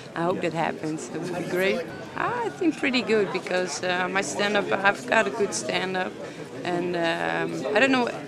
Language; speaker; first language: English; non-native, fluent; Dutch